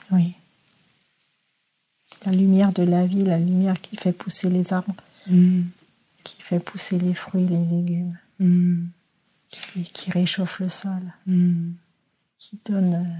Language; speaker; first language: French; native; French